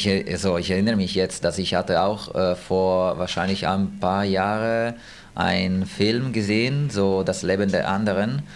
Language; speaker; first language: German; non-native, fluent; Italian